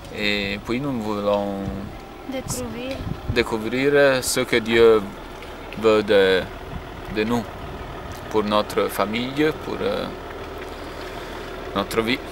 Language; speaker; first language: French; non-native, fluent; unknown